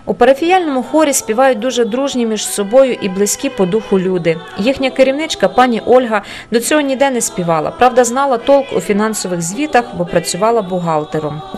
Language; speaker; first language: Ukrainian; native; Ukrainian